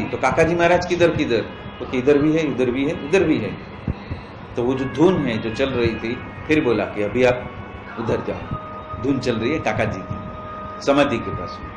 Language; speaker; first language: Hindi; non-native, local second language; Gujarati